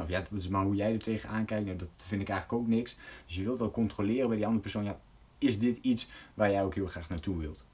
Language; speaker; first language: Dutch; native; Dutch